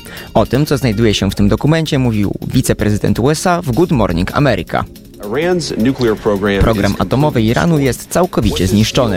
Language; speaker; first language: Polish; native; Polish